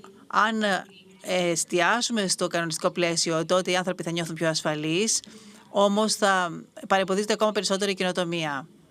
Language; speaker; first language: Greek; native; Greek